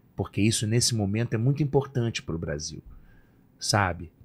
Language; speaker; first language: Portuguese; native; Portuguese